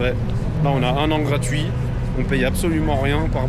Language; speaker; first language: French; native; French